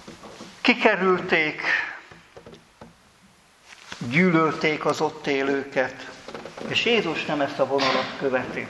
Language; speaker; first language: Hungarian; native; Hungarian